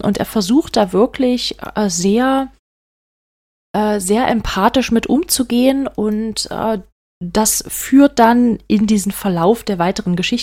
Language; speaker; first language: German; native; German